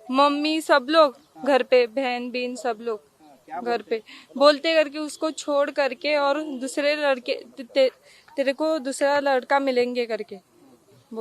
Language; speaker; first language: Hindi; non-native, local second language; Marathi